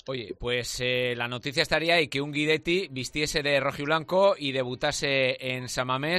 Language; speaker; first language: Spanish; native; Spanish